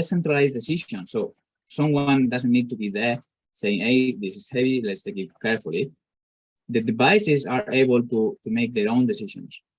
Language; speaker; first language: English; non-native, fluent; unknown